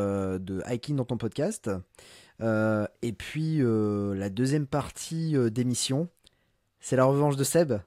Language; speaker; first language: French; native; French